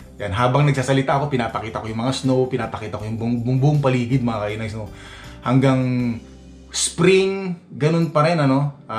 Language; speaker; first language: Filipino; native; Filipino